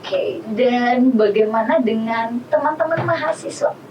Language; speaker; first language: Indonesian; native; Indonesian